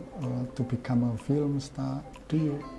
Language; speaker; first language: English; non-native, fluent; Indonesian